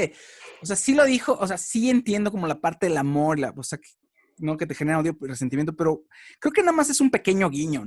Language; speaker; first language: Spanish; native; Spanish